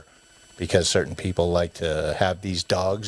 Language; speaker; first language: English; native; English